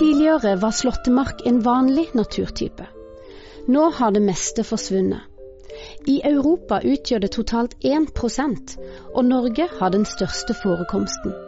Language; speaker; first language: Norwegian; native; Norwegian